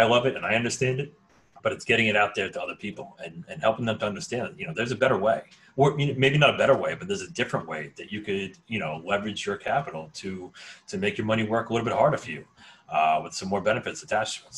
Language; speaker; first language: English; native; English